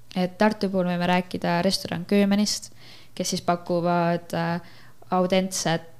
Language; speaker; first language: Estonian; native; Estonian